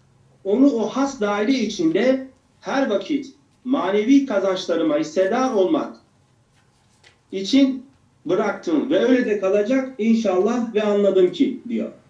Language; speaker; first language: Turkish; native; Turkish